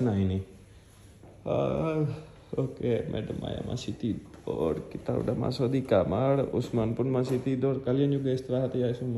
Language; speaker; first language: Indonesian; non-native, fluent; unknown